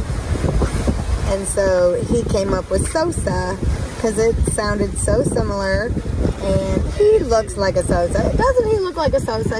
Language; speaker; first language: English; native; English